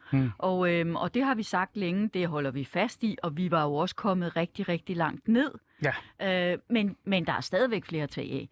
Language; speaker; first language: Danish; native; Danish